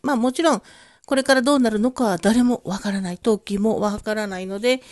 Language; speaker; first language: Japanese; native; Japanese